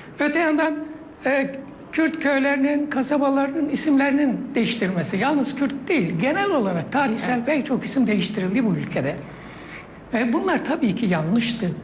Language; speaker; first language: Turkish; non-native, local second language; Kurdish